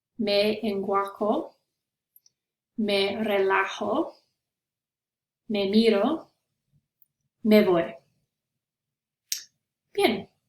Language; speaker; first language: Spanish; non-native, fluent; English